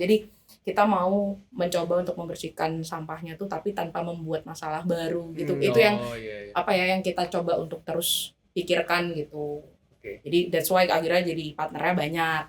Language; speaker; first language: Indonesian; native; Indonesian